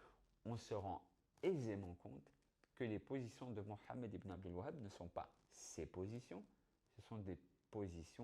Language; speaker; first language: French; native; French